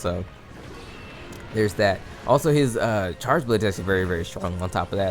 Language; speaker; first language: English; native; English